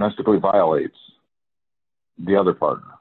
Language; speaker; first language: English; native; English